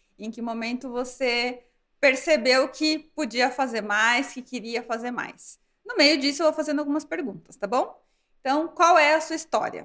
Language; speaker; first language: Portuguese; native; Portuguese